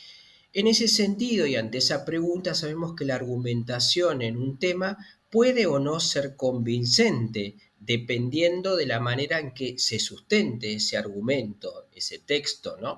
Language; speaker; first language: Spanish; native; Spanish